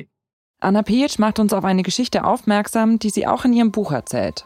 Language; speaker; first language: German; native; German